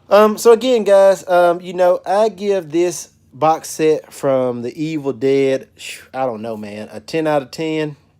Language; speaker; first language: English; native; English